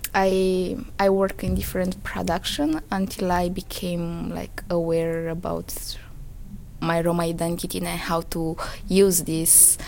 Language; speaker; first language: English; non-native, fluent; Romanian